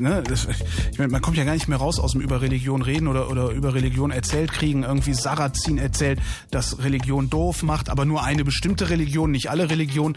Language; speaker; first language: German; native; German